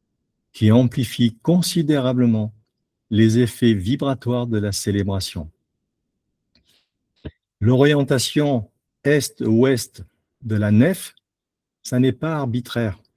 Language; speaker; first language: French; native; French